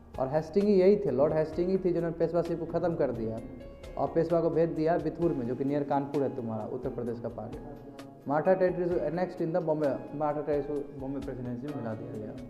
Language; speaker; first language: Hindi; non-native, local second language; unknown